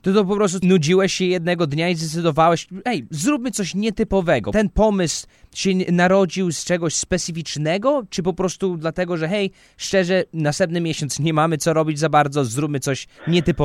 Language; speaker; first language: Polish; native; Polish